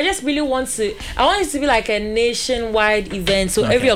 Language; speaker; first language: English; non-native, local second language; Akan